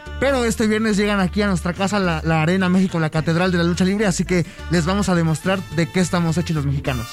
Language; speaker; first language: Spanish; native; Spanish